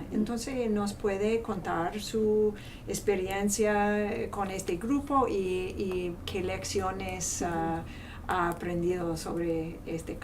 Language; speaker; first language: Spanish; non-native, fluent; English